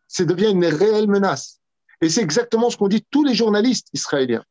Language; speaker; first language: French; native; French